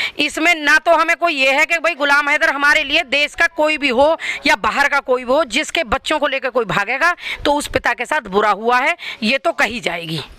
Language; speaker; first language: Hindi; native; Hindi